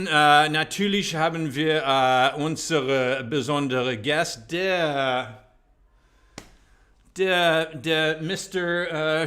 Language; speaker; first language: German; non-native, learner; English